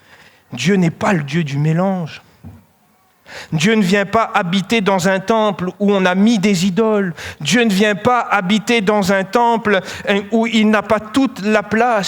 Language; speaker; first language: French; native; French